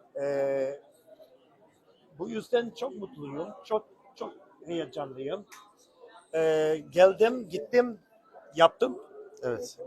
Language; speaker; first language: Turkish; non-native, learner; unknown